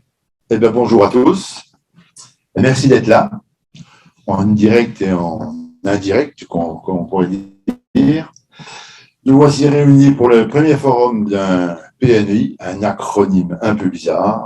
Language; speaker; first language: French; native; French